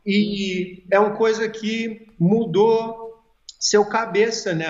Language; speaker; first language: Portuguese; early bilingual, heritage; Portuguese